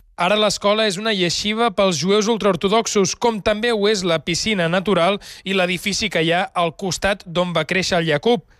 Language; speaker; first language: Catalan; native; Catalan